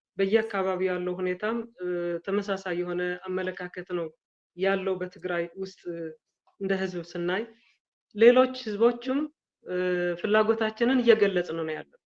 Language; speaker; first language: Amharic; non-native, local second language; Tigrinya